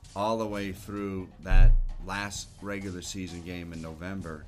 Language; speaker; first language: English; native; English